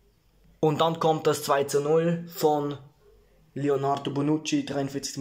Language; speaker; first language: German; early bilingual, heritage; Italian